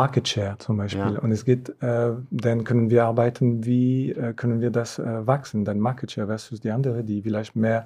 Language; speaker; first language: German; non-native, fluent; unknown